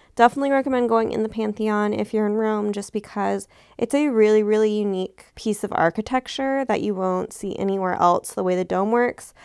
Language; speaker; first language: English; native; English